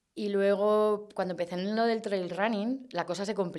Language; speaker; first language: Spanish; native; Spanish